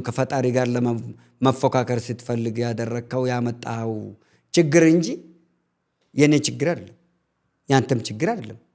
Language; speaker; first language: Amharic; non-native, local second language; Oromo